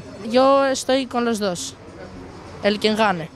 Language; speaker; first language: Spanish; early bilingual, heritage; Greek